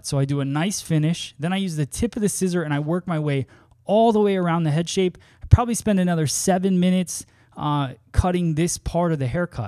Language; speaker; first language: English; native; English